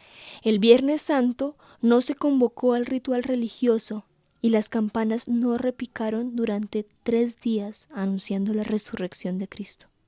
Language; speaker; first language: Spanish; native; Spanish